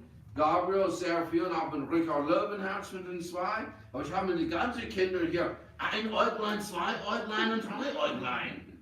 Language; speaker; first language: German; non-native, fluent; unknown